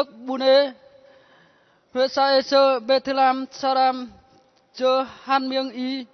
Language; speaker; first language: Korean; non-native, learner; Vietnamese